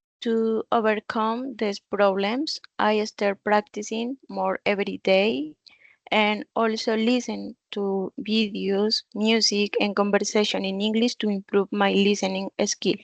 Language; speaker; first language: English; non-native, learner; Spanish